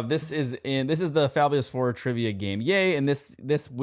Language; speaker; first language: English; native; English